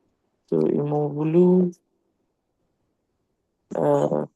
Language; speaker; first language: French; non-native, learner; English